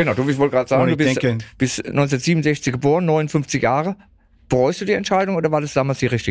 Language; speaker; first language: German; native; German